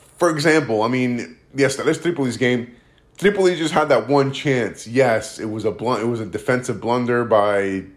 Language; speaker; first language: English; native; English